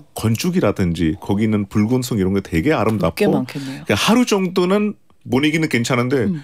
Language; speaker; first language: Korean; non-native, fluent; Hindi